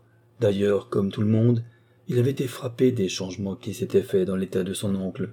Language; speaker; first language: French; native; French